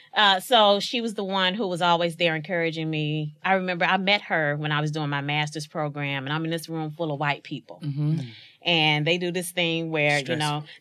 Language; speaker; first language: English; native; English